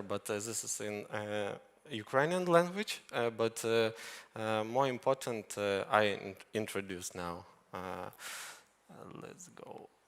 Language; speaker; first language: English; non-native, learner; Ukrainian